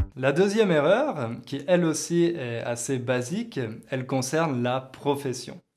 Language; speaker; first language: French; native; French